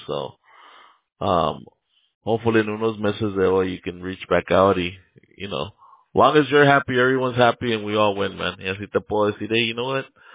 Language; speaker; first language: English; early bilingual, other home language; Spanish